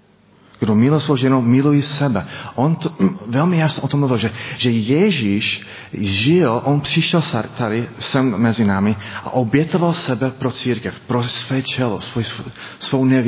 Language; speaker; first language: Czech; non-native, learner; English